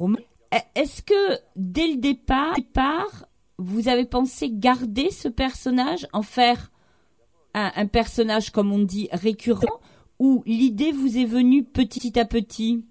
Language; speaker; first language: French; non-native, learner; English